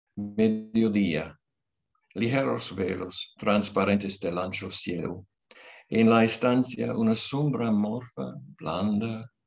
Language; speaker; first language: Spanish; non-native, fluent; English